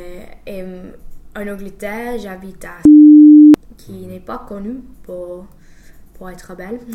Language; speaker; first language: French; non-native, fluent; English